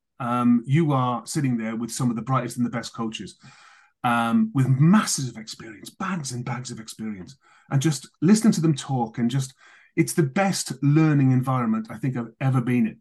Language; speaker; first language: English; native; English